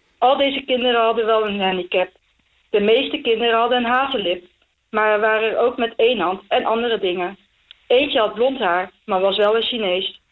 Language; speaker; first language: Dutch; early bilingual, other home language; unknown